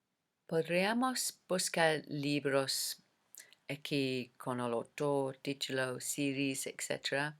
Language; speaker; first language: Spanish; non-native, learner; English